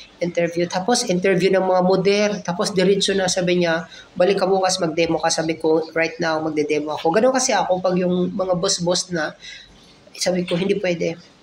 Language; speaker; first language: Filipino; non-native, local second language; Cebuano